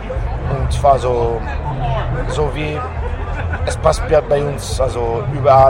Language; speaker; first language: German; non-native, fluent; Italian